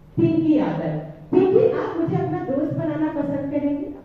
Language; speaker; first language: Hindi; native; Hindi